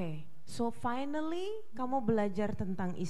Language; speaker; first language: Indonesian; native; Indonesian